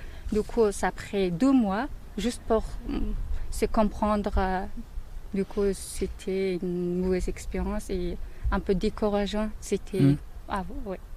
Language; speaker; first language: French; non-native, learner; Mongolian